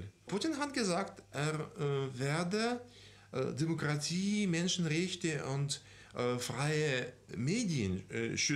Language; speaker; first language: German; non-native, fluent; Russian